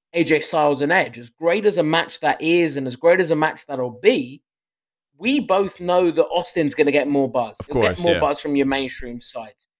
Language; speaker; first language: English; native; English